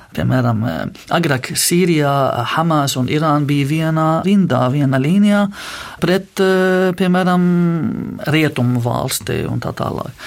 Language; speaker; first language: Latvian; non-native, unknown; Arabic